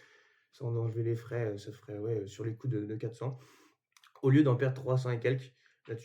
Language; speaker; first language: French; native; French